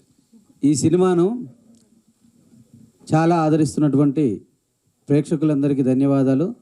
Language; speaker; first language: Telugu; native; Telugu